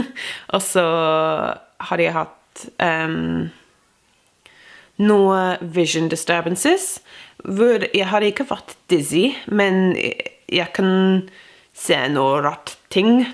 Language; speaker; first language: Norwegian; non-native, fluent; English